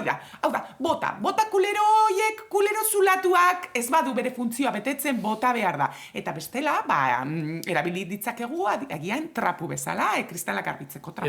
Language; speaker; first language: Basque; native; Basque